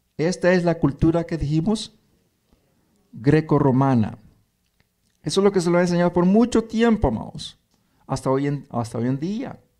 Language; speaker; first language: Spanish; early bilingual, heritage; Spanish